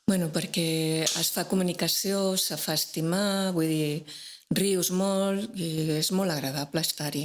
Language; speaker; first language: Catalan; non-native, local second language; Spanish